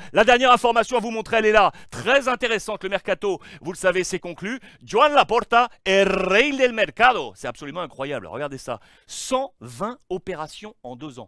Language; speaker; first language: French; native; French